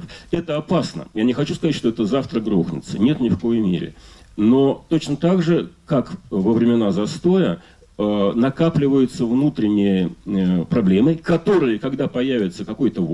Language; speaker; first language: Russian; native; Russian